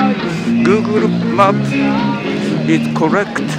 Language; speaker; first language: English; non-native, learner; Japanese